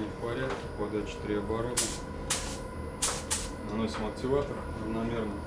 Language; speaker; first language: Russian; native; Russian